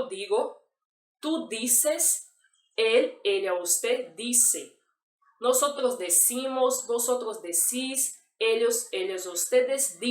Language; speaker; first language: Spanish; non-native, fluent; Portuguese